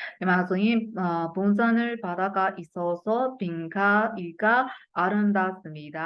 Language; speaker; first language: Korean; non-native, fluent; Burmese